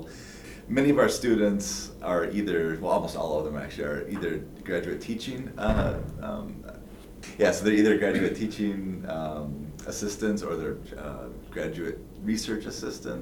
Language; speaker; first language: English; native; English